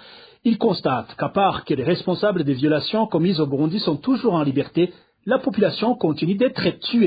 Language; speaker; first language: French; non-native, local second language; Rundi